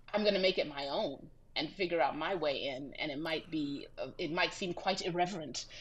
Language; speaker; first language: English; native; English